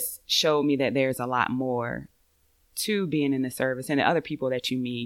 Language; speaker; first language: English; native; English